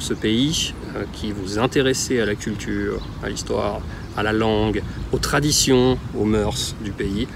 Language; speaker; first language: French; native; French